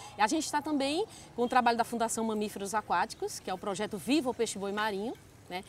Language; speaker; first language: Portuguese; native; Portuguese